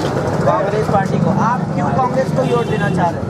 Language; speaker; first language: Hindi; native; Hindi